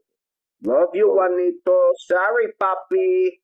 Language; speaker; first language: English; native; English